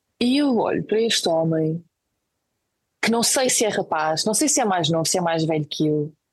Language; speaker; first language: Portuguese; early bilingual, other home language; Ukrainian